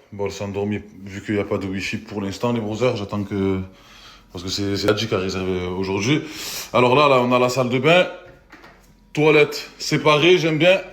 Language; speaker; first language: French; native; French